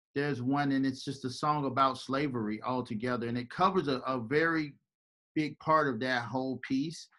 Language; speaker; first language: English; native; English